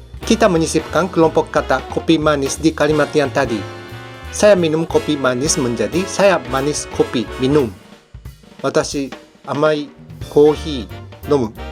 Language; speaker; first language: Indonesian; non-native, fluent; Japanese